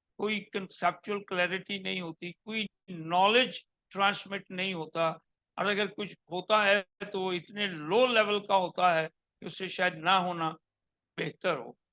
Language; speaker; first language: Urdu; non-native, local second language; Punjabi